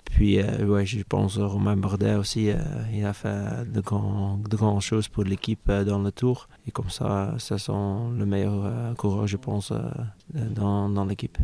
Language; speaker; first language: French; non-native, local second language; Dutch